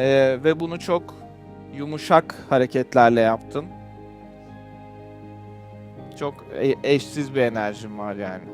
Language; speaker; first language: Turkish; native; Turkish